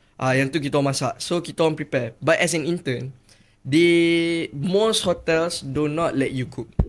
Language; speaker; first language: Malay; native; Malay